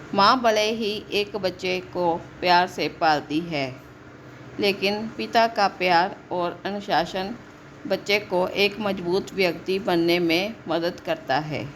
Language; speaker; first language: Hindi; non-native, local second language; Punjabi